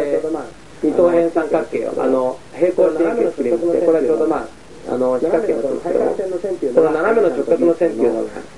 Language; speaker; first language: Japanese; native; Japanese